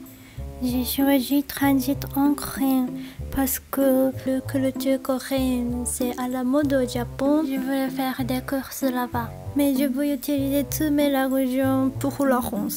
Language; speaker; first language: French; non-native, learner; Japanese